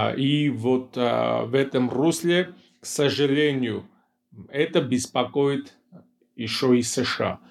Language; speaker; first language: Russian; non-native, local second language; Armenian